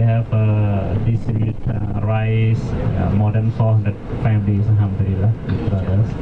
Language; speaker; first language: English; non-native, local second language; Khmer